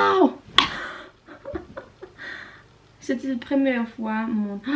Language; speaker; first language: French; non-native, learner; Norwegian